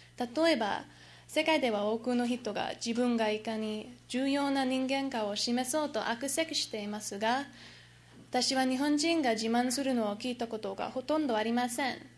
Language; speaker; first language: Japanese; non-native, learner; English